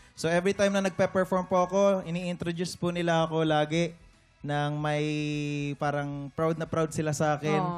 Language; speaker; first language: Filipino; native; Filipino